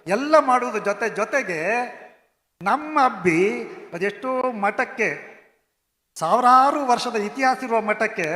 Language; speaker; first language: Kannada; non-native, local second language; Konkani